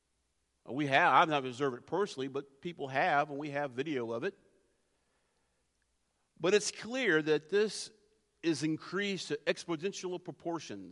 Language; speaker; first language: English; native; English